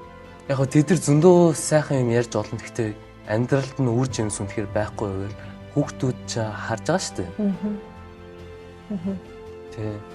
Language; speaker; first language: Mongolian; early bilingual, heritage; Mongolian